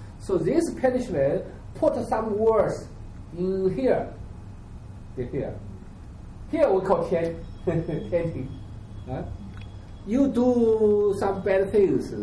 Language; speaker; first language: English; non-native, learner; Chinese